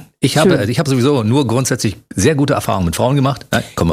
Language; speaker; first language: German; native; German